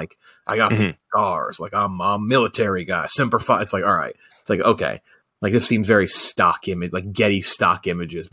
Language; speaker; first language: English; native; English